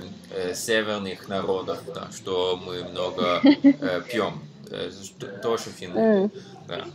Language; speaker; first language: Russian; non-native, learner; Norwegian